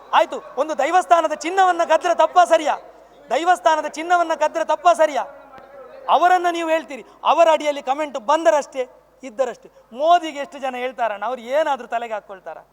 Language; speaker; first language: Kannada; non-native, local second language; Tulu